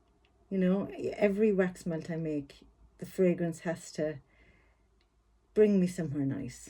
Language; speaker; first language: English; native; English